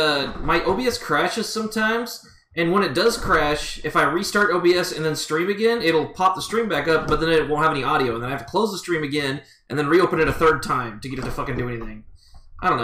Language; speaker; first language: English; native; English